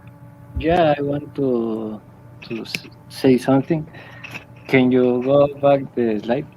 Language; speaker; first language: English; non-native, learner; Spanish